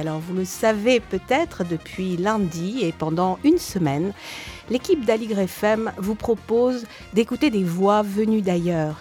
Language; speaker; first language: French; native; French